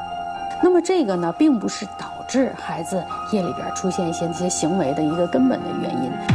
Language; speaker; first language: Chinese; native; Chinese